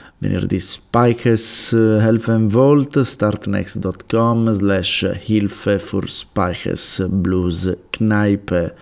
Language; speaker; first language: German; non-native, learner; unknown